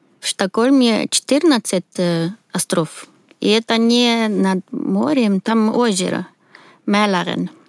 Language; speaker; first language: Russian; non-native, fluent; Swedish